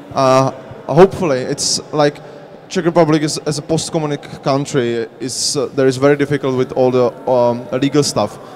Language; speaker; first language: English; non-native, fluent; Czech